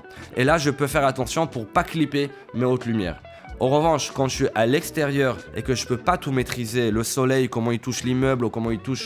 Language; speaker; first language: French; native; French